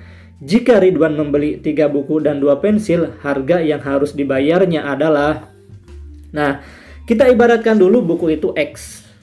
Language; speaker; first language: Indonesian; native; Indonesian